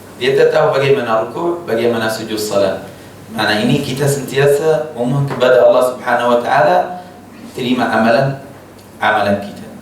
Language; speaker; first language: Malay; non-native, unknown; Arabic